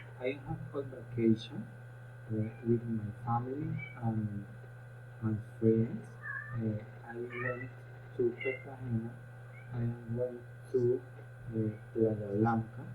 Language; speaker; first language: English; non-native, learner; Spanish